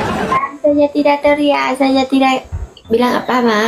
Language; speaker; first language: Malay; non-native, learner; Vietnamese